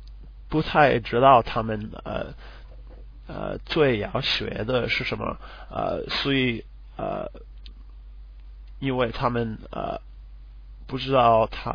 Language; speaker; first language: Chinese; non-native, learner; English